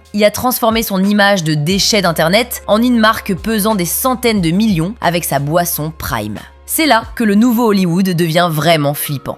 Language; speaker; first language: French; native; French